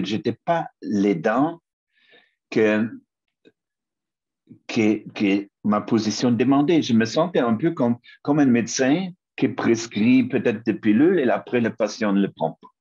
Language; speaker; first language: French; non-native, fluent; German